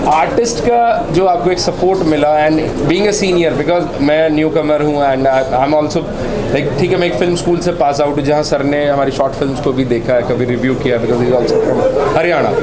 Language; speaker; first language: Hindi; native; Hindi